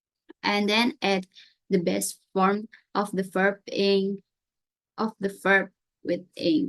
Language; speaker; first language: English; non-native, learner; Indonesian